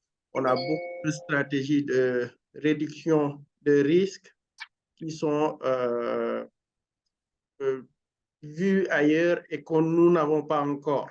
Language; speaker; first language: French; non-native, local second language; Wolof